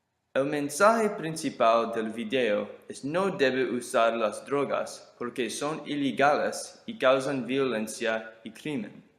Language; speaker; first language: Spanish; non-native, learner; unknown